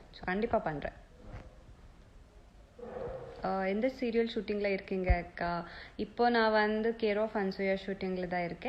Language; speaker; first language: Tamil; non-native, fluent; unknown